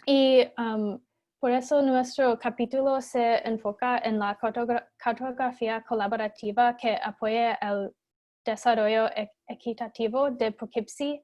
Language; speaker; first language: Spanish; non-native, fluent; English